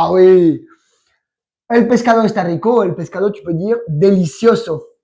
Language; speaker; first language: Spanish; non-native, fluent; French